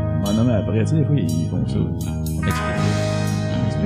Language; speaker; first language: French; native; French